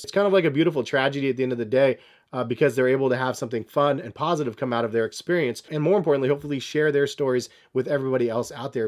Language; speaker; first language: English; native; English